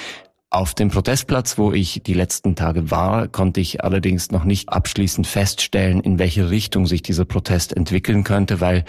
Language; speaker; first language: German; native; German